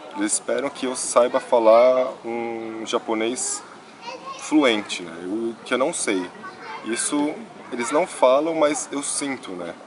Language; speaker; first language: Portuguese; native; Portuguese